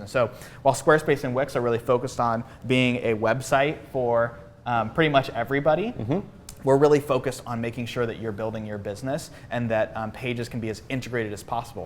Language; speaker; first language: English; native; English